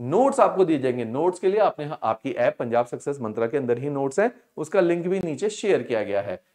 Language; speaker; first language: Hindi; non-native, local second language; Punjabi